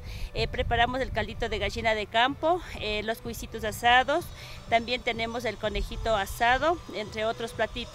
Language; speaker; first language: Spanish; native; Spanish